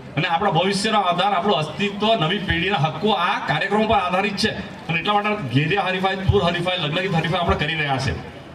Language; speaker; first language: Gujarati; non-native, local second language; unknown